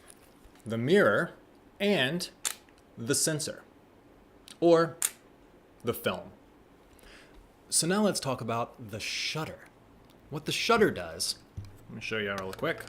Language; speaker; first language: English; native; English